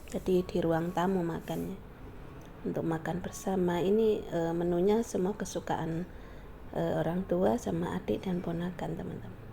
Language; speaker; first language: Indonesian; native; Indonesian